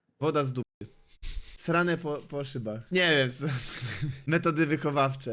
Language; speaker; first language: Polish; native; Polish